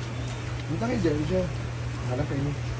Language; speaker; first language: Filipino; non-native, local second language; Cebuano